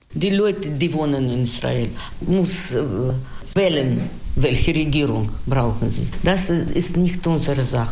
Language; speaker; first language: German; non-native, fluent; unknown